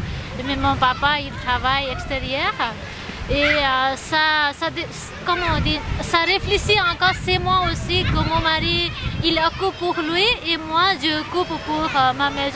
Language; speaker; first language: French; non-native, learner; Nepali